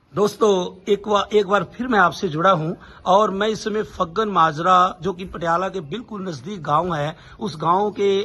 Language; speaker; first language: Hindi; non-native, local second language; Punjabi